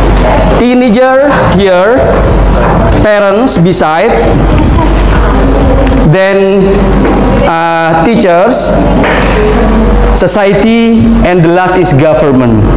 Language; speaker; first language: English; non-native, fluent; Indonesian